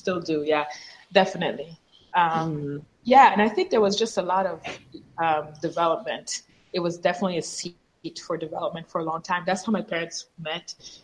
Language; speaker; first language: English; non-native, fluent; French